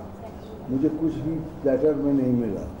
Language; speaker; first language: Hindi; non-native, local second language; Bangla